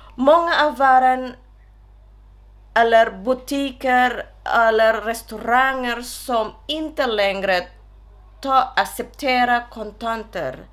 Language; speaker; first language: Swedish; non-native, learner; Indonesian